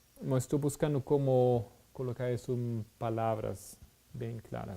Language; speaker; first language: Portuguese; non-native, fluent; Spanish